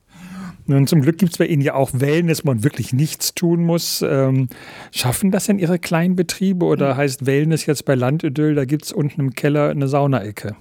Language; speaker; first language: German; native; German